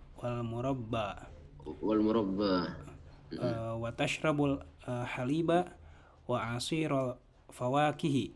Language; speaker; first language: Arabic; non-native, learner; Indonesian